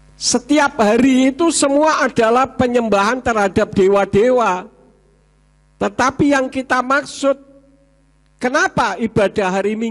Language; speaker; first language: Indonesian; native; Indonesian